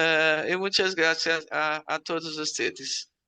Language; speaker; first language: Portuguese; non-native, learner; Spanish